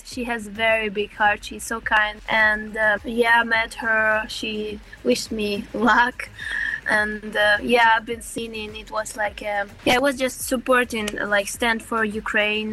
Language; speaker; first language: English; non-native, fluent; Ukrainian